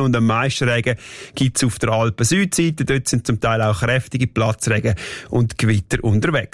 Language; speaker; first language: German; native; German